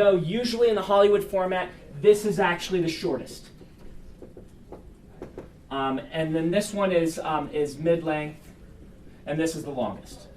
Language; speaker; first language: English; native; English